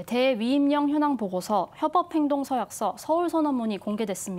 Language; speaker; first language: Korean; native; Korean